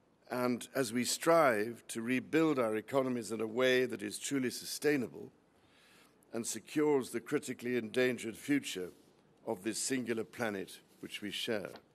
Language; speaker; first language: English; native; English